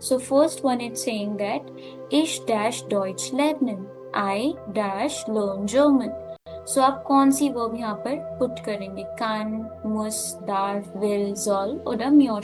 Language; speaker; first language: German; non-native, learner; Hindi